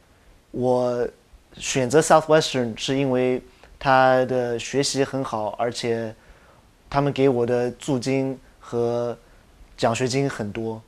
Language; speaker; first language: Chinese; early bilingual, other home language; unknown